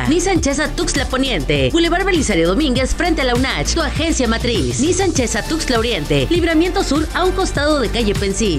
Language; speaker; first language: Spanish; native; Spanish